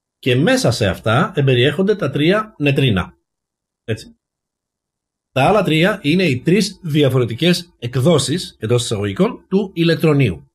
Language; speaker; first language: Greek; native; Greek